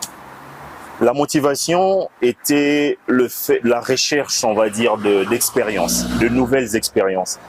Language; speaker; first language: French; non-native, local second language; Lingala